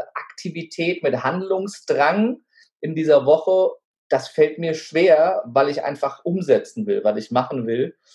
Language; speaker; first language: German; native; German